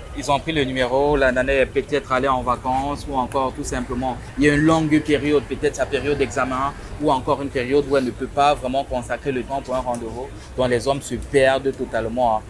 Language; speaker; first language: French; native; French